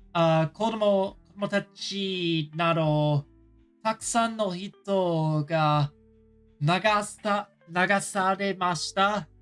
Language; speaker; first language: Japanese; non-native, learner; English